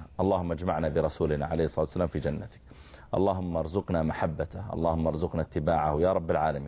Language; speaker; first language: Arabic; native; Arabic